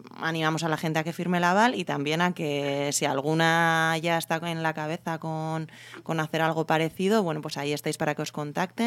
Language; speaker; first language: Spanish; native; Spanish